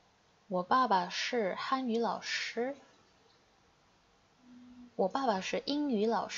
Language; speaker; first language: Chinese; non-native, fluent; Indonesian